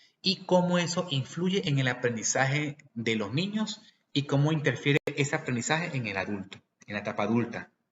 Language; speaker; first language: Spanish; native; Spanish